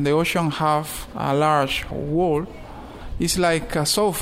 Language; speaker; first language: English; non-native, learner; Spanish